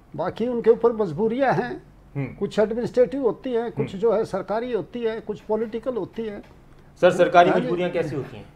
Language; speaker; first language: Hindi; native; Hindi